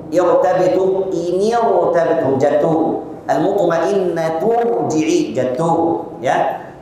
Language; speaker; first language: Malay; non-native, fluent; Arabic